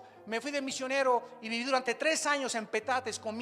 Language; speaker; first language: Spanish; native; Spanish